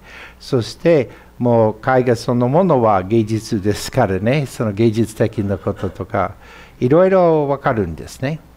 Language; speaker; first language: Japanese; non-native, fluent; English